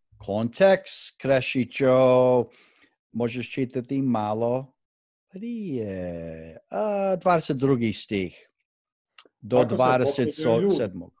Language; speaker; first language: Croatian; early bilingual, heritage; Croatian